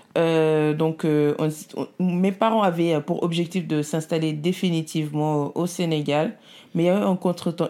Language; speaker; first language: French; non-native, local second language; Wolof